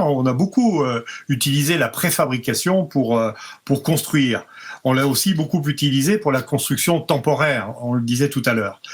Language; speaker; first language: French; native; French